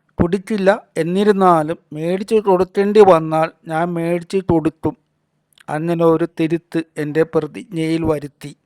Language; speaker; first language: Malayalam; native; Malayalam